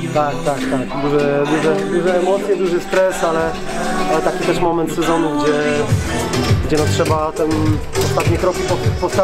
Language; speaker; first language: Polish; native; Polish